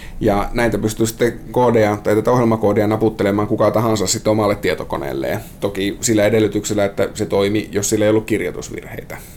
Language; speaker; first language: Finnish; native; Finnish